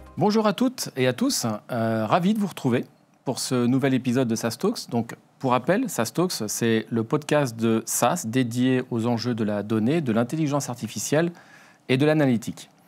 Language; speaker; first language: French; native; French